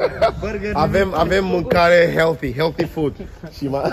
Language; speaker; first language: Romanian; non-native, learner; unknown